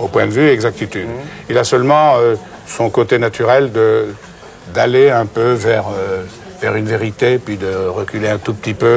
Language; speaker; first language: French; native; French